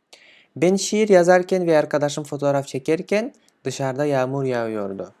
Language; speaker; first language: Turkish; non-native, fluent; Kyrgyz